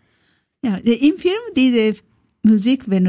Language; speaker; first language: German; non-native, learner; Japanese